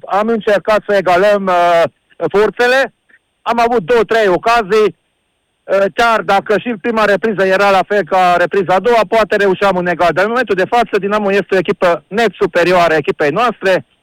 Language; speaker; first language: Romanian; non-native, local second language; Hungarian